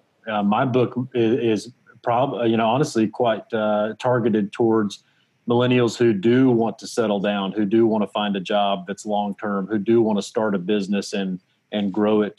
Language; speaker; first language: English; native; English